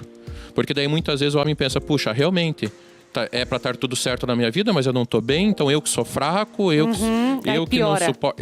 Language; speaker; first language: Portuguese; native; Portuguese